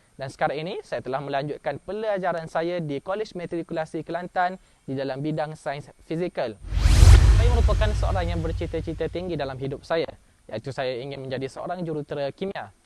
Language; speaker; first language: Malay; native; Malay